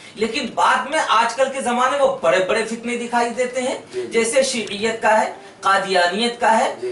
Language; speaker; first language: Urdu; native; Urdu